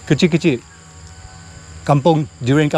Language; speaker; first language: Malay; non-native, learner; English